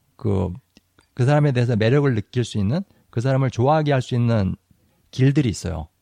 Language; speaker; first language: Korean; native; Korean